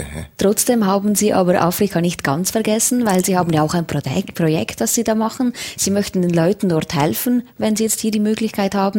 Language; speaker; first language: German; native; German